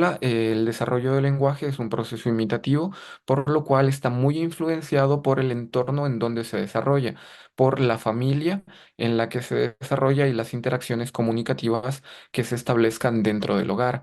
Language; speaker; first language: Spanish; native; Spanish